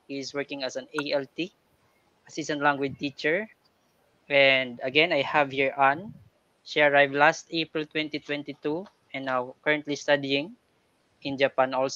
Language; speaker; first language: English; non-native, local second language; Filipino